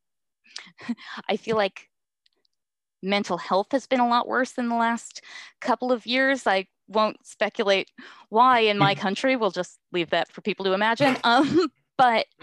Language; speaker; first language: English; native; English